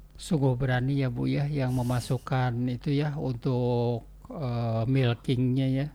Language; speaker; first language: Indonesian; native; Indonesian